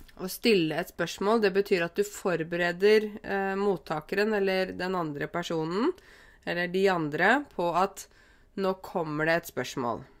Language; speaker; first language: Norwegian; native; Norwegian